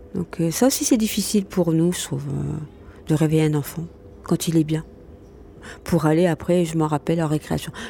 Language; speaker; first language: French; non-native, local second language; Arabic